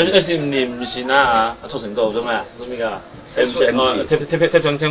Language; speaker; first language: Chinese; native; Chinese